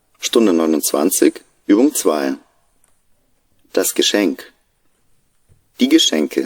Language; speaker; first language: German; non-native, fluent; Ukrainian